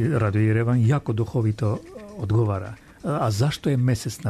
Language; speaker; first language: Croatian; non-native, fluent; Armenian